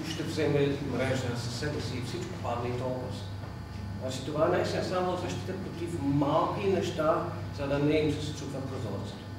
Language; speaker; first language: Bulgarian; non-native, fluent; German